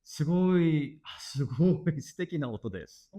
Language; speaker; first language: Japanese; non-native, learner; English